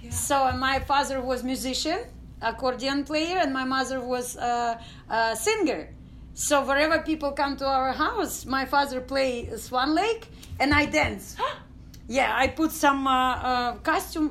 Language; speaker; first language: English; non-native, learner; Ukrainian